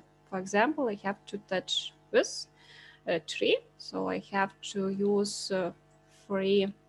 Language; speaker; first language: English; non-native, learner; Lithuanian